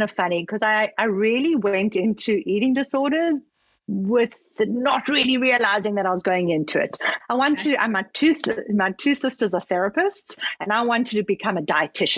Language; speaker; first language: English; native; English